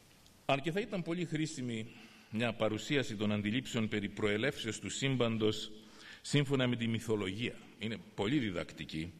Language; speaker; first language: Greek; native; Greek